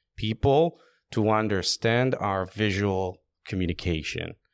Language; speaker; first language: English; non-native, fluent; Hebrew